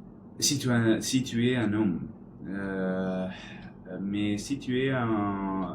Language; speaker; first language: French; non-native, learner; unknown